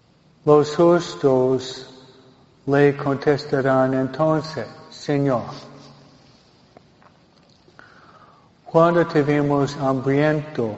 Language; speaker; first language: Spanish; non-native, fluent; English